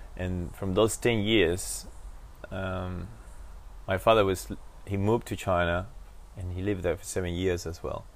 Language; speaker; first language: English; non-native, fluent; Spanish